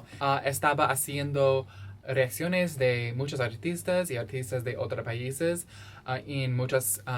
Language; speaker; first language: Spanish; non-native, learner; English